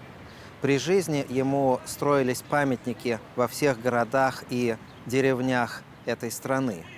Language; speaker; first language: Russian; native; Russian